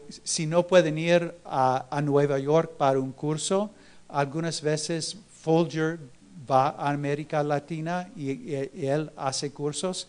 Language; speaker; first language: Spanish; non-native, fluent; English